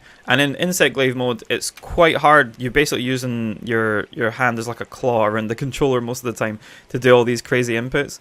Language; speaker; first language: English; native; English